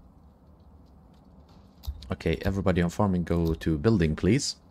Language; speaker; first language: English; non-native, fluent; Arabic